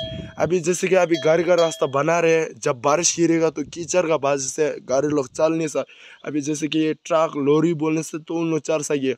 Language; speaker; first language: Hindi; non-native, local second language; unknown